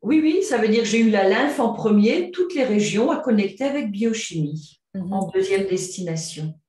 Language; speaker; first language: French; native; French